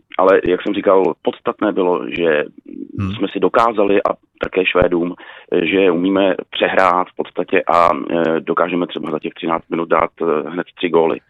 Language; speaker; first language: Czech; native; Czech